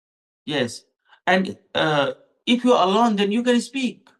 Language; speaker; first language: English; non-native, local second language; Hindi